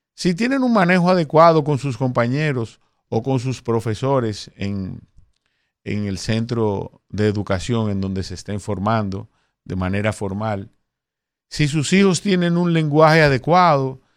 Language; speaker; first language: Spanish; native; Spanish